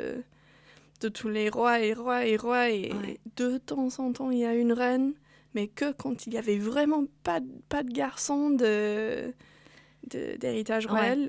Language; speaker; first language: French; non-native, fluent; English